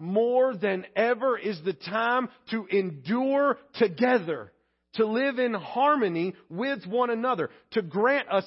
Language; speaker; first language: English; native; English